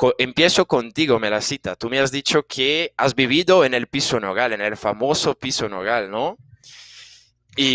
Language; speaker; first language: Spanish; non-native, fluent; Portuguese